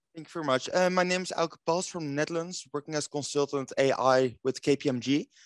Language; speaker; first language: English; non-native, fluent; Dutch